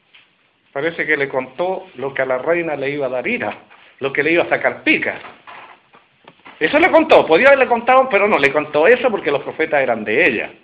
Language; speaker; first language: Spanish; native; Spanish